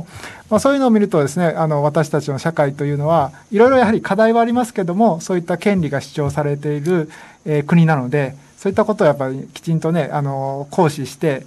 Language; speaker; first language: Japanese; native; Japanese